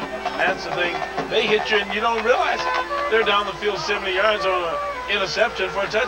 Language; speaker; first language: English; native; English